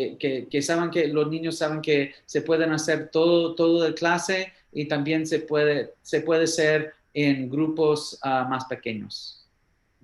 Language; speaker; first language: Spanish; early bilingual, heritage; English